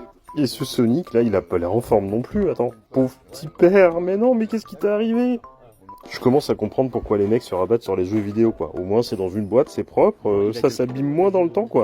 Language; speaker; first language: French; native; French